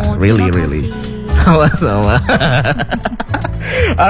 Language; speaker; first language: English; non-native, fluent; Indonesian